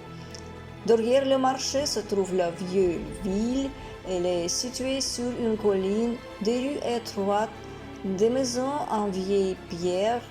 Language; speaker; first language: French; non-native, fluent; Russian